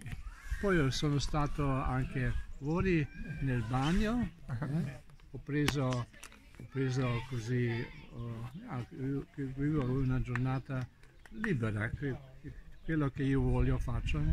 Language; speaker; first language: Italian; non-native, learner; Slovenian